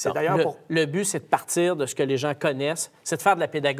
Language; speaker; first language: French; native; French